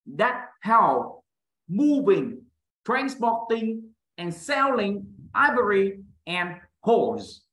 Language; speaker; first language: English; non-native, fluent; Vietnamese